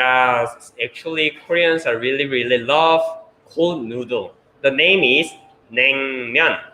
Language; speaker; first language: English; non-native, learner; Korean